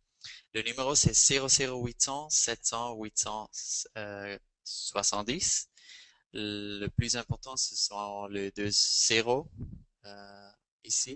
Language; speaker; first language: French; non-native, fluent; Spanish